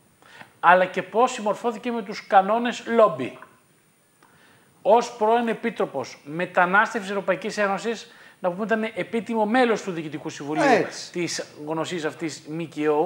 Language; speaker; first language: Greek; native; Greek